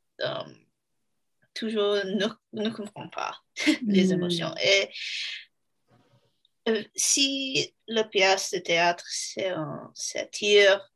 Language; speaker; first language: French; non-native, learner; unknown